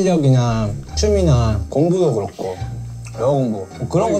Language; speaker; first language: Korean; native; Korean